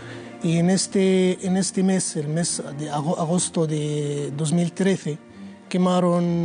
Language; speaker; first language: Spanish; non-native, learner; Arabic